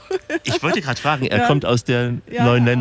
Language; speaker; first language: German; native; German